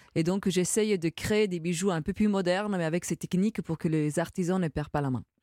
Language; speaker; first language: French; non-native, fluent; Italian